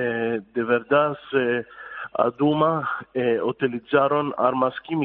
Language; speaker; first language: Spanish; non-native, fluent; Arabic